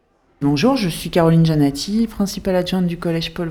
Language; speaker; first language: French; native; French